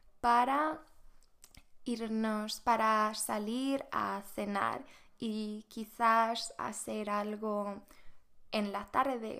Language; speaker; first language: Spanish; non-native, fluent; Swedish